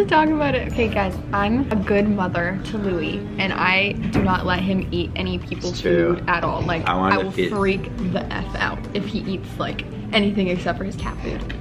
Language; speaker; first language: English; native; English